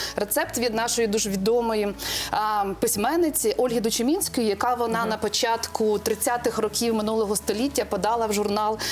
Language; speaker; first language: Ukrainian; native; Ukrainian